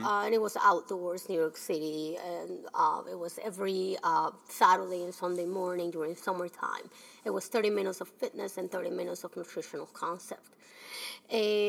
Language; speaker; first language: English; early bilingual, other home language; Spanish